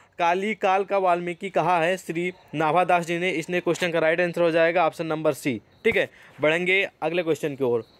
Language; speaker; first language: Hindi; native; Hindi